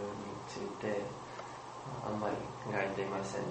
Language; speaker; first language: Japanese; non-native, learner; English